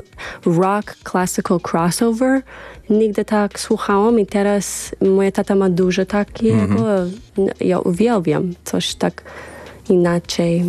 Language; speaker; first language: Polish; non-native, learner; English